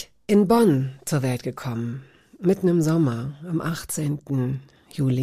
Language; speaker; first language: German; native; German